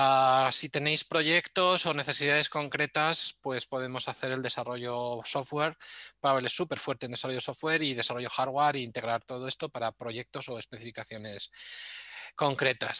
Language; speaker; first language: Spanish; native; Spanish